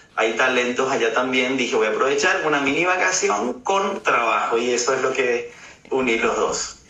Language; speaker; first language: Spanish; native; Spanish